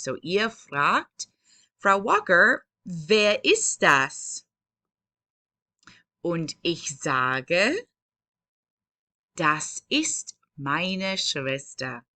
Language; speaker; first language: German; non-native, fluent; English